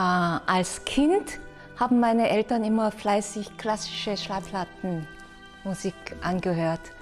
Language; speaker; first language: German; non-native, fluent; Korean